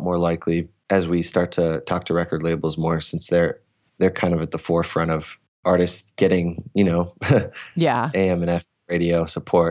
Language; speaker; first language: English; native; English